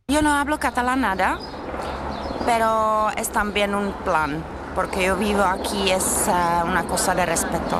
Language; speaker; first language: Spanish; non-native, learner; Czech